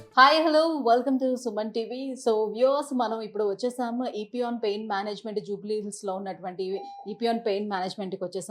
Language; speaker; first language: Telugu; native; Telugu